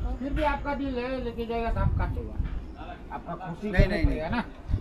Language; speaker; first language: Hindi; non-native, local second language; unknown